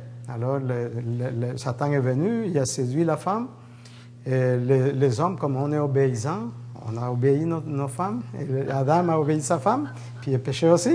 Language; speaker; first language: French; native; French